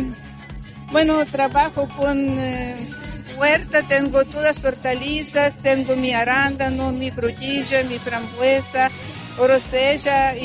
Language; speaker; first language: Spanish; non-native, learner; Ukrainian